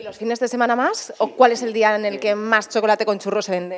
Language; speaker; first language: Spanish; native; Spanish